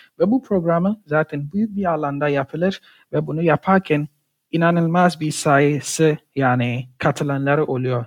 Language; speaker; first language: Turkish; non-native, fluent; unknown